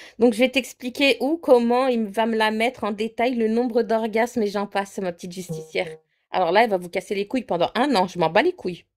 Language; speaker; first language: French; early bilingual, other home language; Portuguese